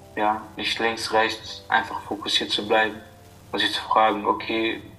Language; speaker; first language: German; non-native, fluent; Arabic